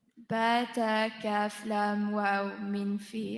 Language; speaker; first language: Arabic; non-native, learner; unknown